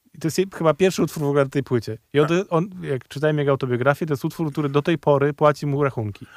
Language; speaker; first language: Polish; native; Polish